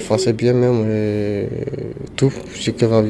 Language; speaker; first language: French; non-native, learner; Bambara